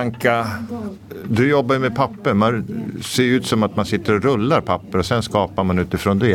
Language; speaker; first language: Swedish; native; Swedish